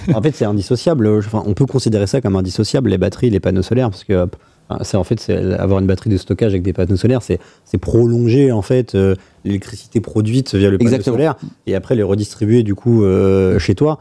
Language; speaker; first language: French; native; French